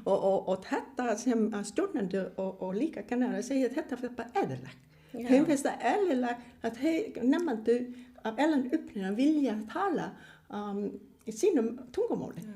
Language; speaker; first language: Icelandic; non-native, fluent; Vietnamese